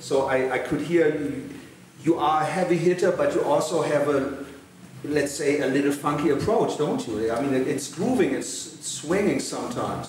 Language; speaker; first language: English; non-native, fluent; German